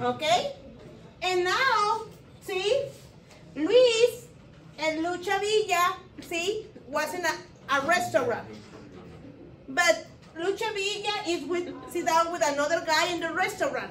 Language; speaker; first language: English; non-native, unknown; Spanish